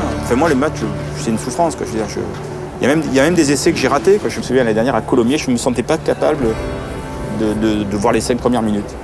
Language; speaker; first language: French; native; French